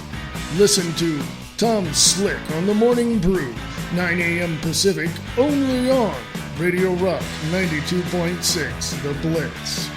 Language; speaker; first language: English; native; English